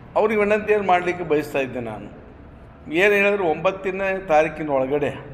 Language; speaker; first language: Kannada; native; Kannada